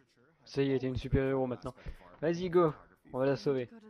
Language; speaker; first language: French; native; French